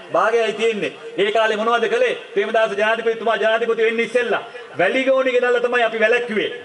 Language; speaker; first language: Sinhala; non-native, local second language; Tamil